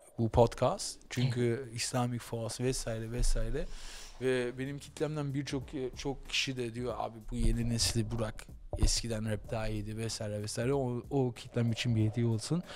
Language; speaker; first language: Turkish; early bilingual, heritage; Turkish